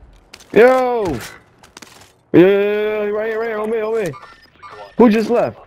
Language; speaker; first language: English; native; English